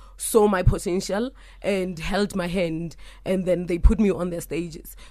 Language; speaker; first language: English; non-native, local second language; Northern Sotho